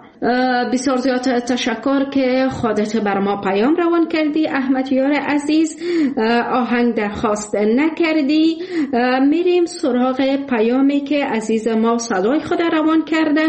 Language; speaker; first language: Persian; native; Persian